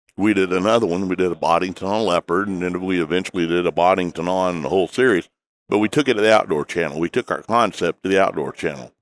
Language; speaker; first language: English; native; English